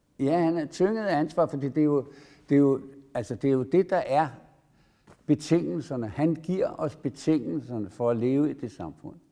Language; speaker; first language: Danish; native; Danish